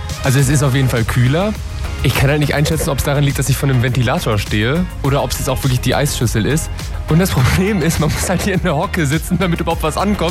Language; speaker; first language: German; native; German